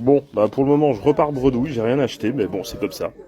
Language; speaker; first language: French; native; French